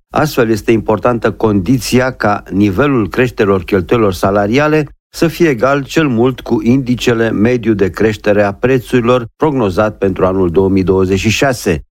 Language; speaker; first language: Romanian; native; Romanian